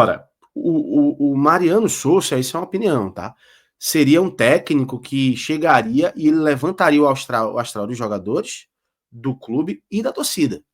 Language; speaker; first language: Portuguese; native; Portuguese